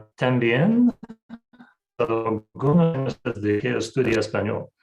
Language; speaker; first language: Spanish; non-native, learner; English